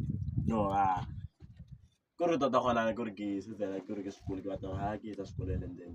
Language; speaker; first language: English; non-native, learner; Tswana